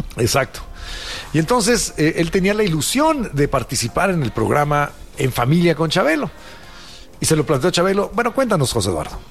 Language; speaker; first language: Spanish; native; Spanish